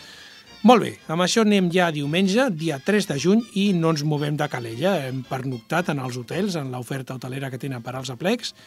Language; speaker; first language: Catalan; native; Catalan